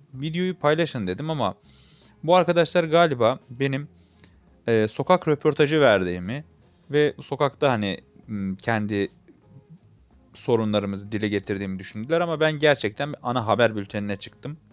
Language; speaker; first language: Turkish; native; Turkish